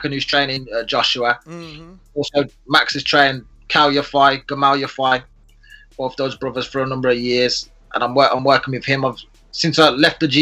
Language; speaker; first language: English; native; English